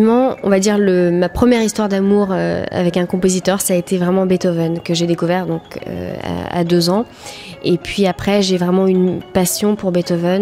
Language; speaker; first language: French; native; French